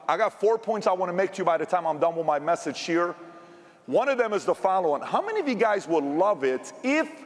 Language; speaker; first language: English; early bilingual, other home language; Persian